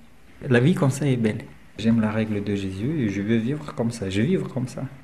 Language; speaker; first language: French; non-native, learner; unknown